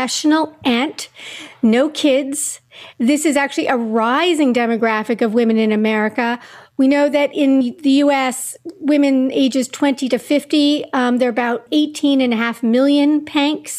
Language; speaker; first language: English; native; English